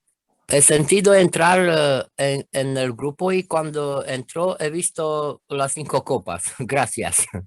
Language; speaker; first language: Spanish; non-native, fluent; Romanian